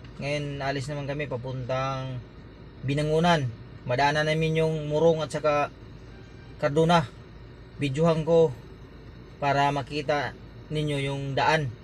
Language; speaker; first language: Filipino; non-native, local second language; Cebuano